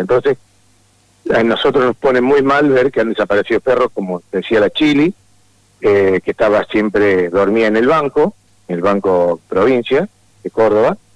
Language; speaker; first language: Spanish; native; Spanish